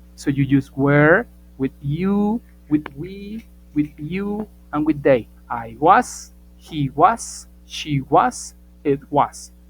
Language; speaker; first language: English; non-native, fluent; Spanish